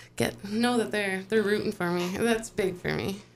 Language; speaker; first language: English; native; English